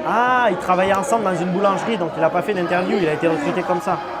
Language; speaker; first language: French; native; French